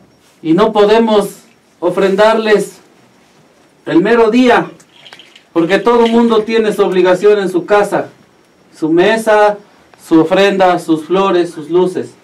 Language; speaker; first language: Spanish; native; Spanish